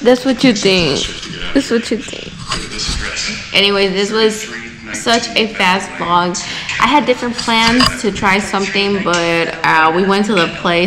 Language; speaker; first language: English; early bilingual, other home language; Spanish